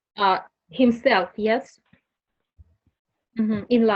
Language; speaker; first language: English; non-native, learner; Russian